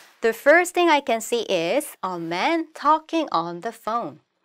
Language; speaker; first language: English; non-native, fluent; Korean